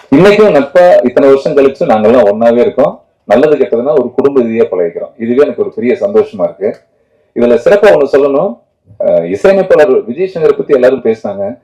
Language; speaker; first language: Tamil; native; Tamil